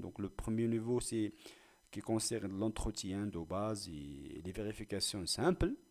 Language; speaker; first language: French; non-native, local second language; Arabic